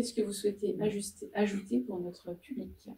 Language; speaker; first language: French; native; French